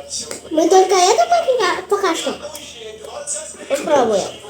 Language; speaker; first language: Russian; early bilingual, heritage; Russian